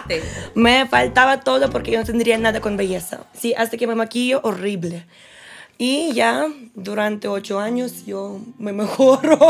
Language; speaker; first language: Spanish; non-native, learner; Russian